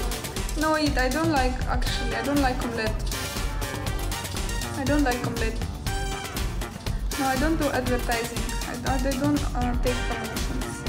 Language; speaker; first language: English; non-native, fluent; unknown